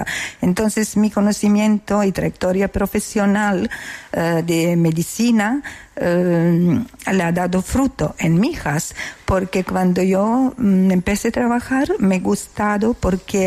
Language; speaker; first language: Spanish; non-native, fluent; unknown